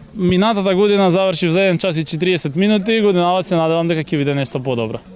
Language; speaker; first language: Macedonian; native; Macedonian